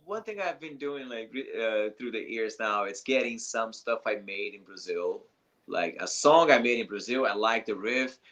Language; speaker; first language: English; non-native, fluent; Portuguese